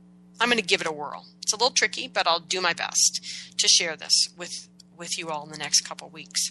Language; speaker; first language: English; native; English